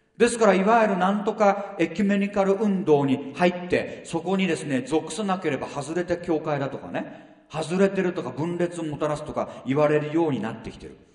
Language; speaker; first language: Japanese; native; Japanese